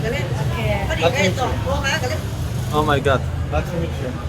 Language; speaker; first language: English; non-native, learner; Polish